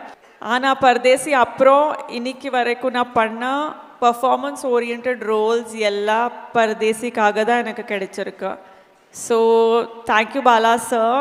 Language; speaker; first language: Tamil; non-native, fluent; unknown